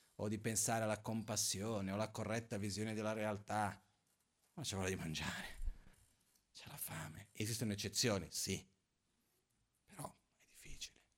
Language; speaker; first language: Italian; non-native, fluent; Portuguese